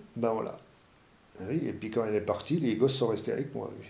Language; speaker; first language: French; native; French